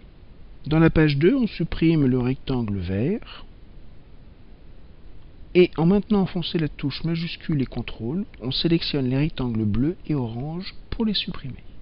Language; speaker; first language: French; native; French